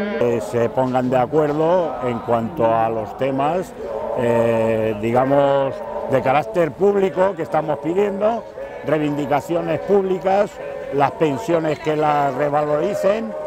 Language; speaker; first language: Spanish; native; Spanish